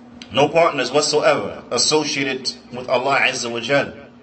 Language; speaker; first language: English; native; English